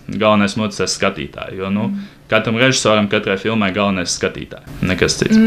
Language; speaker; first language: Latvian; non-native, local second language; Russian